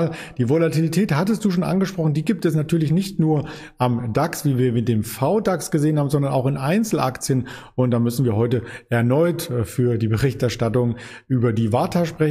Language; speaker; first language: German; native; German